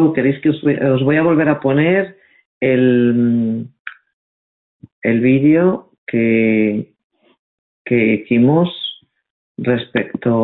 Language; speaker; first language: Spanish; native; Spanish